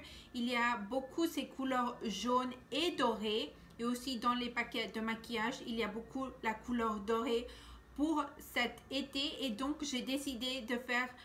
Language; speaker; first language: French; non-native, learner; Spanish